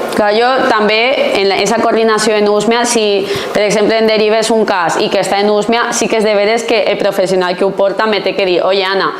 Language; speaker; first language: Catalan; non-native, local second language; Spanish